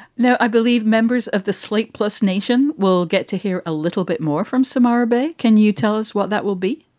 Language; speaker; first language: English; native; English